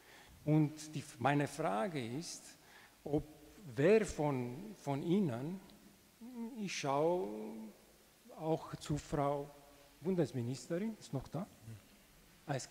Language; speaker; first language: German; non-native, fluent; Romanian